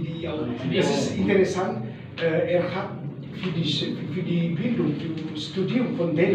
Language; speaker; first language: German; non-native, learner; Indonesian